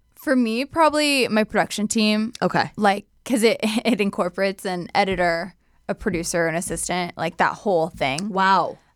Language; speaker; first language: English; native; English